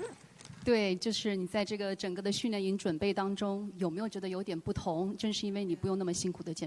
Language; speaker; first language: Chinese; native; Chinese